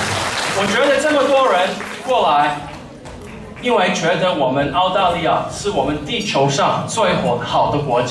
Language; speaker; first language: Chinese; early bilingual, heritage; English